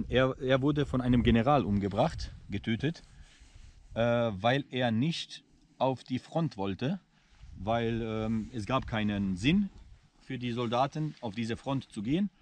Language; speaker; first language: German; non-native, fluent; Bosnian